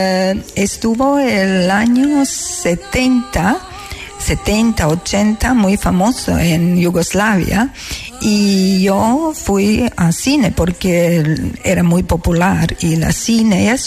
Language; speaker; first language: Spanish; non-native, fluent; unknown